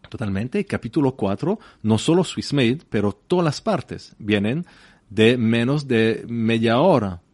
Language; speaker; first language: Spanish; non-native, fluent; French